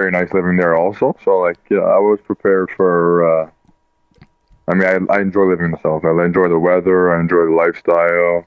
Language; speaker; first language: English; native; English